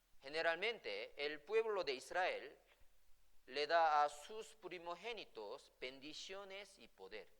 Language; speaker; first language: Spanish; non-native, fluent; Korean